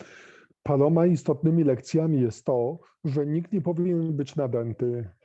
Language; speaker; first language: Polish; native; Polish